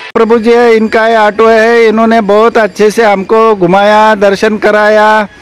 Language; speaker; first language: Hindi; non-native, local second language; Marathi